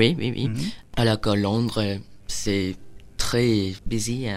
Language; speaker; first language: French; non-native, learner; English